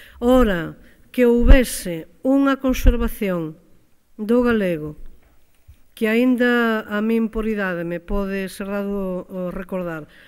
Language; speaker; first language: Galician; native; Galician